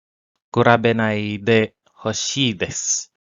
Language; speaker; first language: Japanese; non-native, learner; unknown